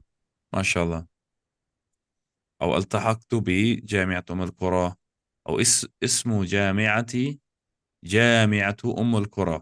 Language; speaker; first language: Arabic; non-native, fluent; English